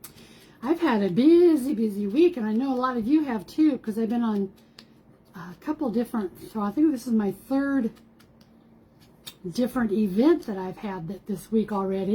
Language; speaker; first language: English; native; English